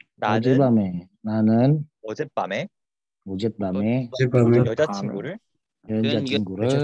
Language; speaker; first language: Korean; non-native, learner; Indonesian